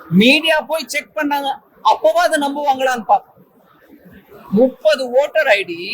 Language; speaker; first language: Tamil; native; Tamil